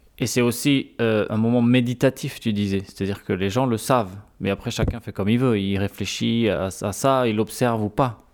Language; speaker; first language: French; native; French